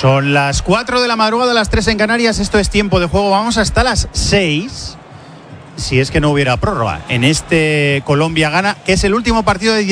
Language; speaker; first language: Spanish; native; Spanish